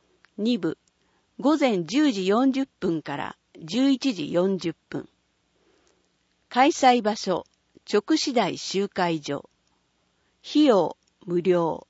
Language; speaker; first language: Japanese; native; Japanese